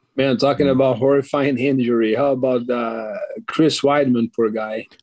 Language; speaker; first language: English; non-native, fluent; Portuguese